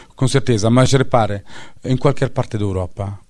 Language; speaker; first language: Portuguese; non-native, fluent; Italian